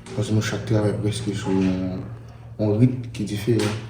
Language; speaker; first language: Haitian Creole; native; Haitian Creole